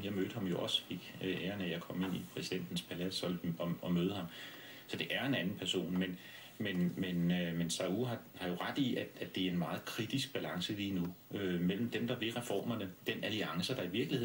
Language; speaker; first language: Danish; native; Danish